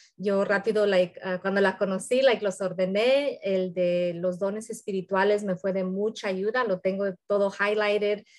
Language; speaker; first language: Spanish; early bilingual, heritage; Spanish